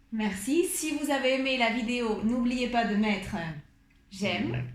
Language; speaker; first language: French; non-native, fluent; Spanish